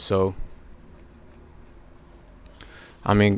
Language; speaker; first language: English; native; English